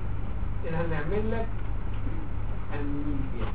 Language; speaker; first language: Arabic; native; Arabic